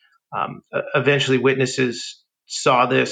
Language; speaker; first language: English; native; English